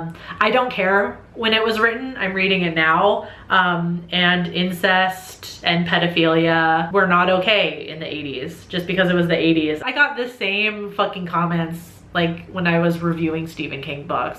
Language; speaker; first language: English; native; English